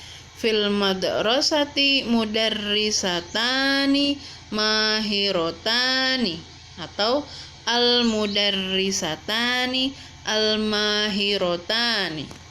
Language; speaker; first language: Arabic; non-native, fluent; Indonesian